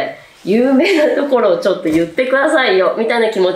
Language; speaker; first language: Japanese; native; Japanese